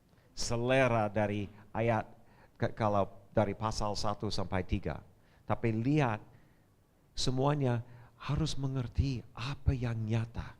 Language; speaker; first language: Indonesian; non-native, fluent; English